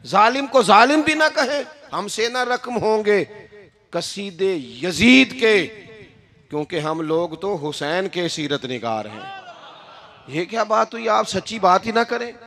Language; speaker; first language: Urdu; non-native, local second language; Punjabi